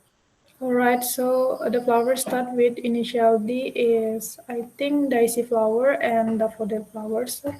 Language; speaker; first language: English; non-native, learner; Indonesian